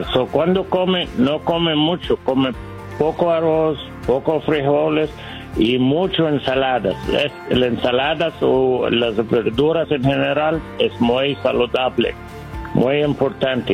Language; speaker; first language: Spanish; non-native, learner; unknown